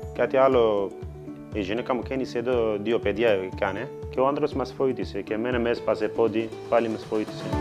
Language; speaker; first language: Greek; non-native, learner; Kurdish